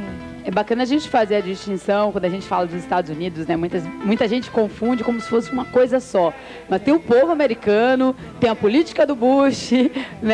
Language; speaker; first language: Portuguese; native; Portuguese